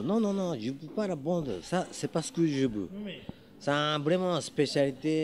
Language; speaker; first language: French; non-native, learner; Japanese